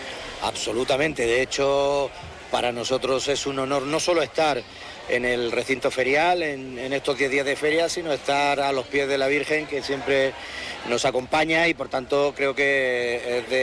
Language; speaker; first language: Spanish; native; Spanish